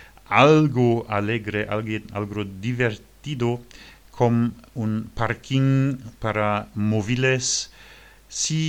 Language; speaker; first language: Spanish; non-native, learner; French